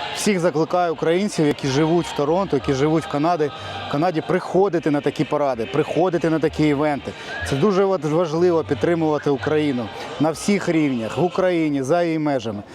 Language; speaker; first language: Ukrainian; native; Ukrainian